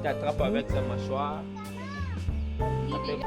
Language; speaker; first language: French; native; French